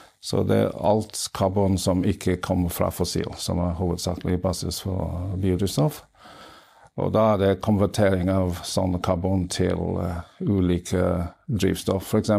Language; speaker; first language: Norwegian; non-native, fluent; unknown